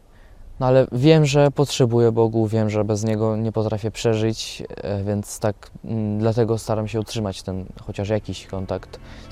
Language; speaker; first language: Polish; non-native, fluent; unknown